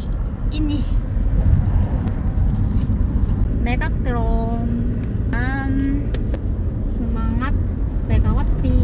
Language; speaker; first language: Indonesian; non-native, fluent; Korean